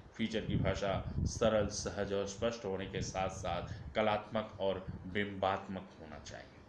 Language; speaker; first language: Hindi; native; Hindi